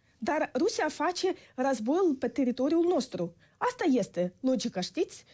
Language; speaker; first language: Romanian; non-native, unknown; Ukrainian